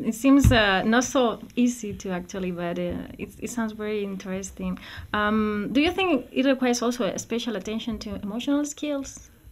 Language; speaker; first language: English; non-native, fluent; Spanish